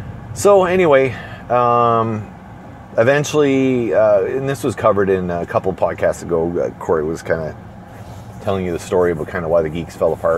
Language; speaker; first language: English; native; English